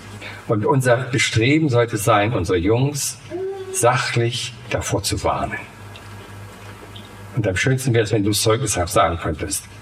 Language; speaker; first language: German; native; German